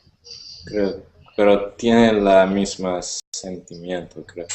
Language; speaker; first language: Spanish; non-native, learner; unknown